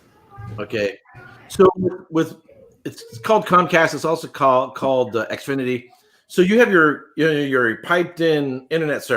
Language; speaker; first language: English; native; English